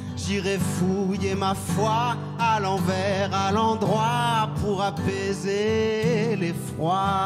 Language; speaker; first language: French; non-native, fluent; English